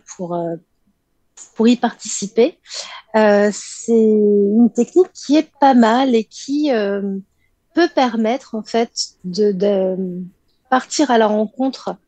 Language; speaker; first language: French; native; French